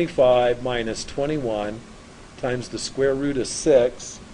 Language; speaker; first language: English; native; English